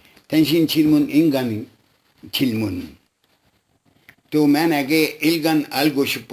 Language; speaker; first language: Korean; non-native, local second language; Arabic